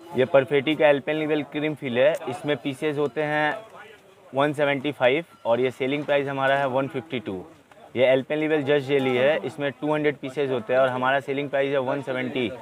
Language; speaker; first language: Hindi; native; Hindi